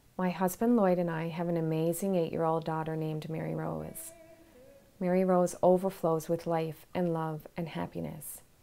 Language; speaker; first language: English; native; English